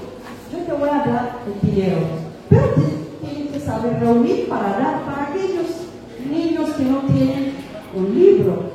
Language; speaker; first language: Spanish; non-native, fluent; Amharic